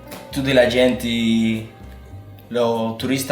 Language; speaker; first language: Italian; non-native, learner; Spanish